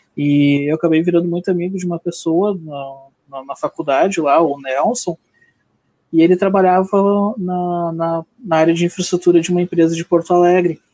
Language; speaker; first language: Portuguese; native; Portuguese